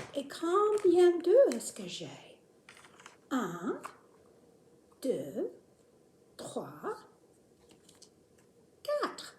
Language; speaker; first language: French; non-native, fluent; English